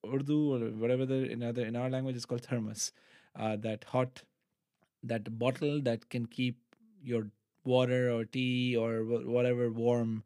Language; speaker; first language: English; non-native, local second language; Urdu